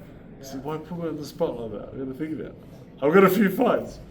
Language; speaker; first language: English; native; English